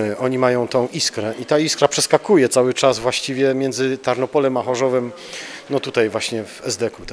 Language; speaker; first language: Polish; native; Polish